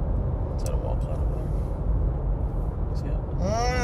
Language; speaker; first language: English; native; English